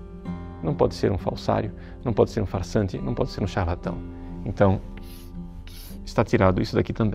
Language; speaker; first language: Portuguese; native; Portuguese